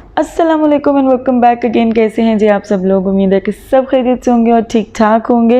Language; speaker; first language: Urdu; native; Urdu